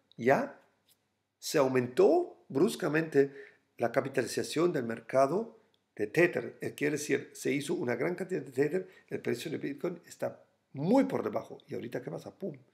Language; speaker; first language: Spanish; non-native, fluent; German